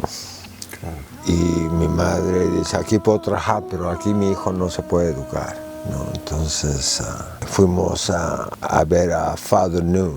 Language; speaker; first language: Spanish; early bilingual, heritage; Spanish